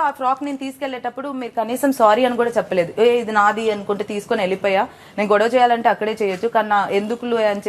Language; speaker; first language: Telugu; native; Telugu